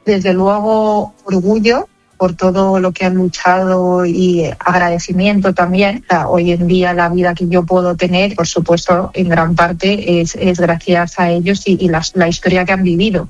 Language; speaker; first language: Spanish; native; Spanish